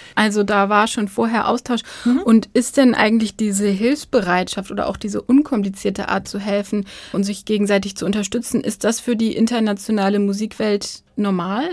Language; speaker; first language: German; native; German